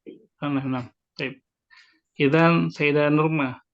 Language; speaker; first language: Indonesian; native; Indonesian